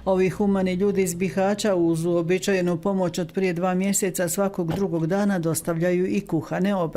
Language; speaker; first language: Bosnian; native; Bosnian